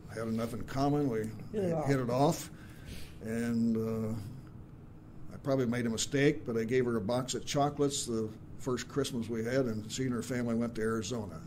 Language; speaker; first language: English; native; English